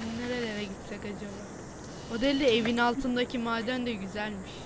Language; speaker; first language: Turkish; native; Turkish